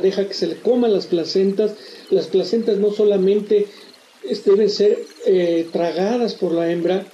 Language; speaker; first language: Spanish; native; Spanish